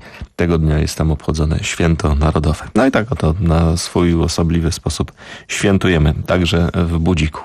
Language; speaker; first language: Polish; native; Polish